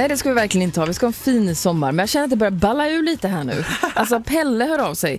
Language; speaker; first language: Swedish; native; Swedish